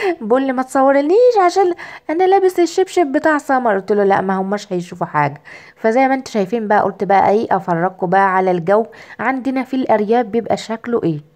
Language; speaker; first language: Arabic; native; Arabic